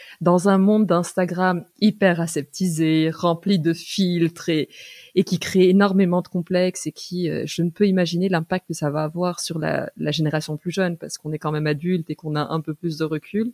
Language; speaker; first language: French; native; French